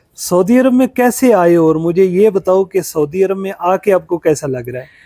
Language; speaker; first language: Urdu; non-native, local second language; Punjabi